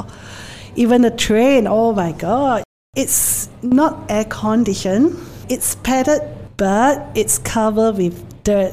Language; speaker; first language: English; non-native, local second language; Min Nan Chinese